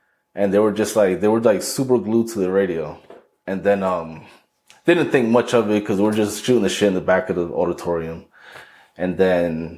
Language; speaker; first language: English; native; English